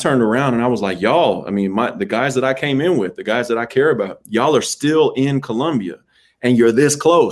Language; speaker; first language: English; native; English